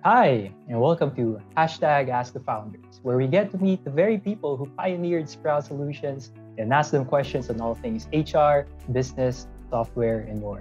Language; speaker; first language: English; non-native, local second language; Filipino